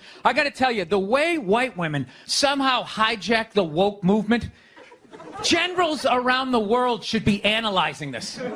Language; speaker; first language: English; native; English